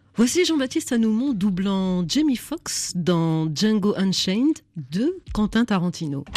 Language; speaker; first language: French; native; French